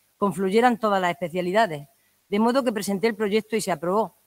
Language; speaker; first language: Spanish; native; Spanish